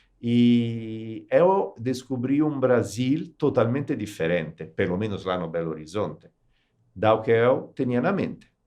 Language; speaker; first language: Portuguese; non-native, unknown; Italian